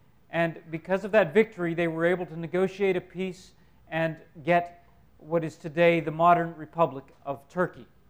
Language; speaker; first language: English; native; English